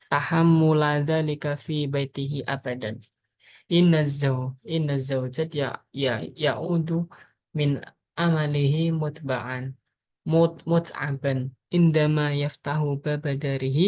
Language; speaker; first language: Arabic; non-native, learner; Indonesian